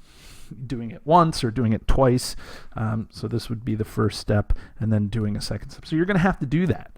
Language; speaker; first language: English; native; English